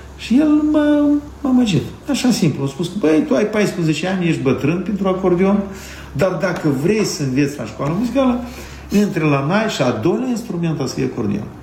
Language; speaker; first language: Romanian; native; Romanian